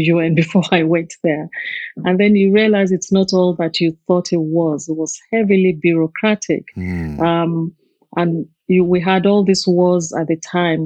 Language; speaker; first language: English; non-native, local second language; Yoruba